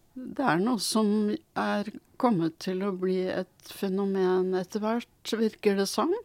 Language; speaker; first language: Norwegian; early bilingual, other home language; Swedish